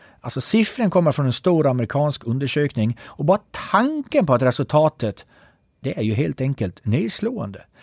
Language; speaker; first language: Swedish; native; Swedish